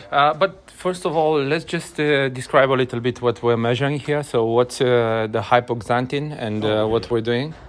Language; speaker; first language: English; non-native, fluent; Romanian